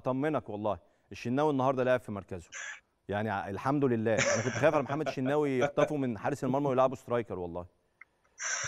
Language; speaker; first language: Arabic; native; Arabic